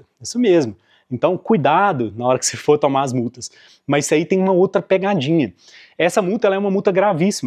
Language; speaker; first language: Portuguese; native; Portuguese